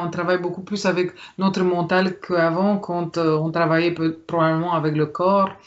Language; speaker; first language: French; non-native, fluent; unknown